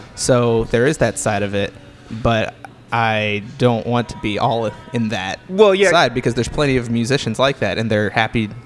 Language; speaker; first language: English; native; English